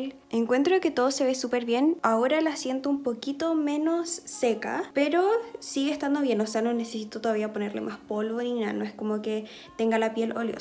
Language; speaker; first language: Spanish; native; Spanish